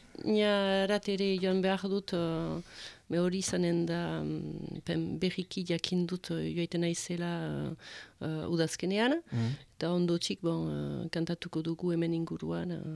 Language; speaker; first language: Basque; early bilingual, heritage; Basque